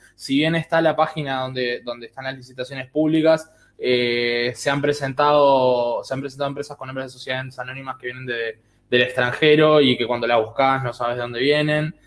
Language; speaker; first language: Spanish; native; Spanish